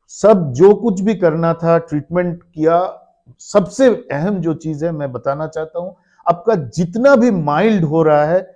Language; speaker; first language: Hindi; non-native, local second language; Bangla